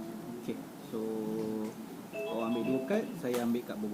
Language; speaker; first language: Malay; native; Malay